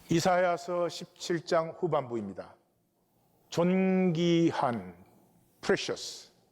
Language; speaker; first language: Korean; native; Korean